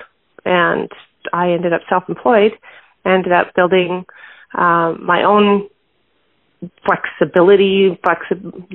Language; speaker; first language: English; native; English